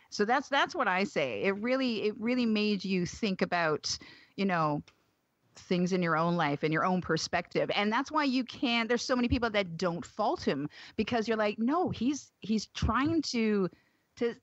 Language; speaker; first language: English; native; English